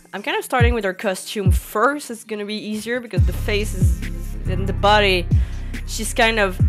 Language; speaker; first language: English; non-native, fluent; French